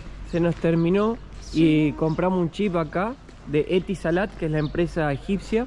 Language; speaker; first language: Spanish; native; Spanish